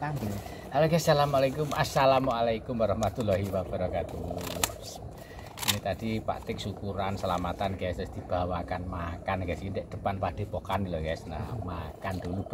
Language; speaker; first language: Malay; non-native, local second language; Javanese